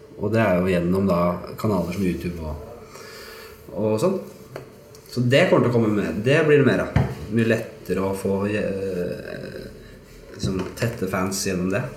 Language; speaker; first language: Norwegian; native; Norwegian